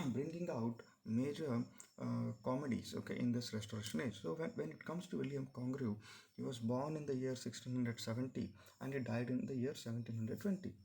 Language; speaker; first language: English; non-native, local second language; Kannada